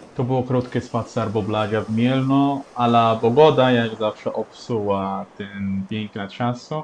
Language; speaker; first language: Polish; non-native, learner; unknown